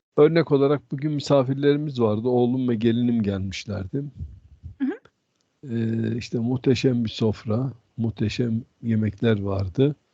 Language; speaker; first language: Turkish; native; Turkish